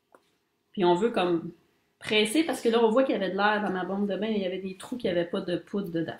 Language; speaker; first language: French; native; French